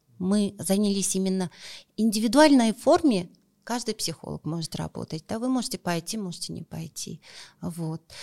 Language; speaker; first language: Russian; non-native, local second language; Kazakh